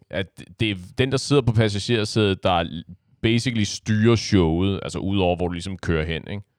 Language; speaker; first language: Danish; native; Danish